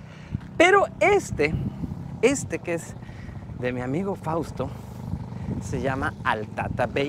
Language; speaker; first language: Spanish; native; Spanish